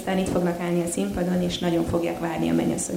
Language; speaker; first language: Hungarian; native; Hungarian